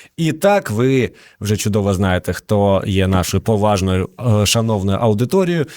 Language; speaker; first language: Ukrainian; native; Ukrainian